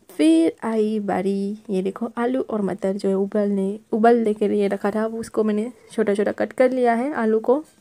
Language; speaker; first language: Hindi; non-native, local second language; Gujarati